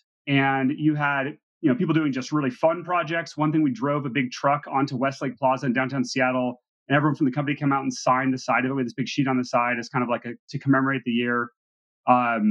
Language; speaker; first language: English; native; English